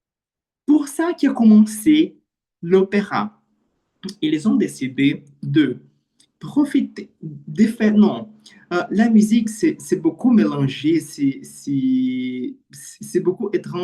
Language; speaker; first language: French; non-native, learner; Portuguese